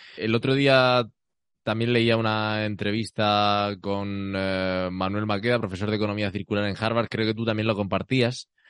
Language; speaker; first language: Spanish; native; Spanish